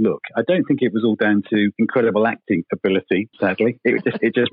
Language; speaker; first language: English; native; English